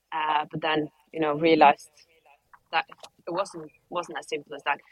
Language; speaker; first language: English; non-native, fluent; Norwegian